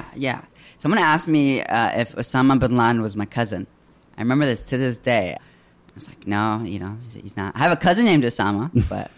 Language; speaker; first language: English; early bilingual, other home language; Arabic